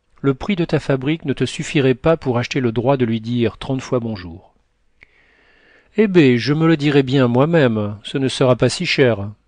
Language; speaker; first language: French; native; French